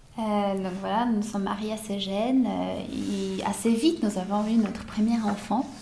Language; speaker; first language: French; non-native, fluent; Polish